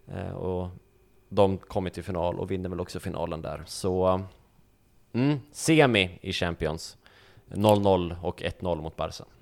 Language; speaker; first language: Swedish; native; Swedish